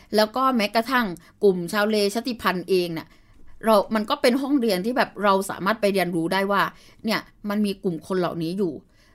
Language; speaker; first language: Thai; early bilingual, other home language; Burmese